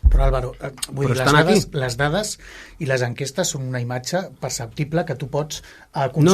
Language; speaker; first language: Catalan; native; Catalan